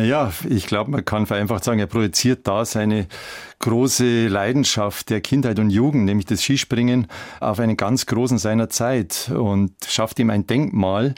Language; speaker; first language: German; native; German